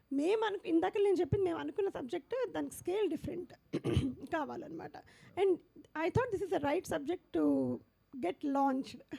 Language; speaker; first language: Telugu; native; Telugu